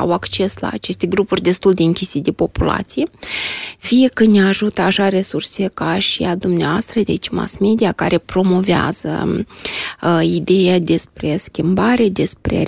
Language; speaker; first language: Romanian; native; Romanian